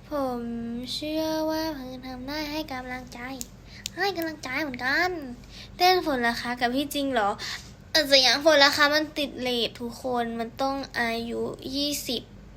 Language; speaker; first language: Thai; native; Thai